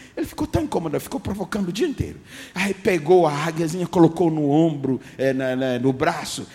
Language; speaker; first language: Portuguese; non-native, fluent; English